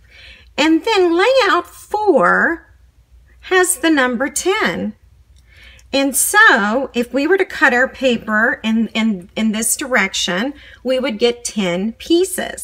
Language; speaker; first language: English; native; English